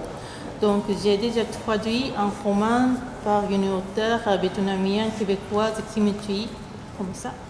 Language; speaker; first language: French; non-native, fluent; Japanese